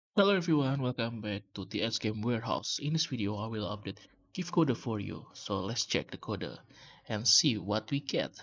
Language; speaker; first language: English; non-native, learner; Malay